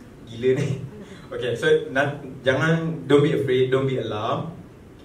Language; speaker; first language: English; non-native, local second language; Malay